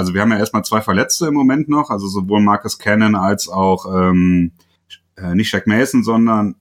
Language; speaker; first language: German; native; German